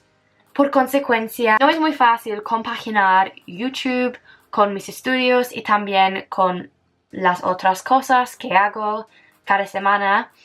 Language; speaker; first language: Spanish; non-native, fluent; English